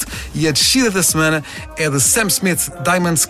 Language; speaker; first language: Portuguese; native; Portuguese